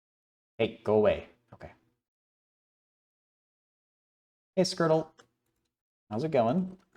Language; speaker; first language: English; native; English